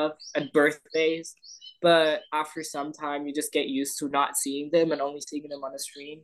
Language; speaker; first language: English; non-native, fluent; German